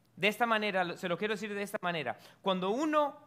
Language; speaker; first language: Spanish; early bilingual, heritage; Spanish